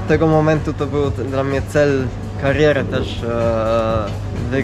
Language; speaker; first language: Polish; non-native, fluent; Italian